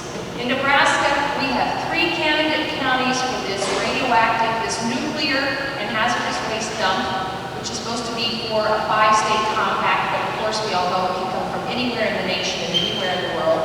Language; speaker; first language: English; native; English